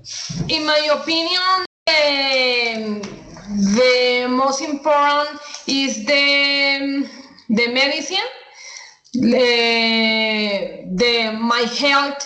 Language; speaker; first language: English; non-native, learner; Spanish